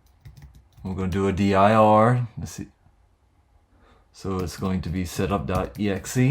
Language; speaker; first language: English; native; English